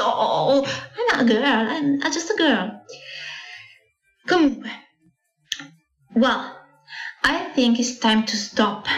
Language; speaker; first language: English; non-native, learner; Italian